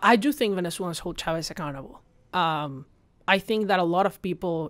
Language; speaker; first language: English; non-native, fluent; Spanish